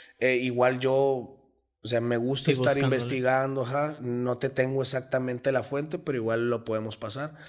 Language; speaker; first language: Spanish; native; Spanish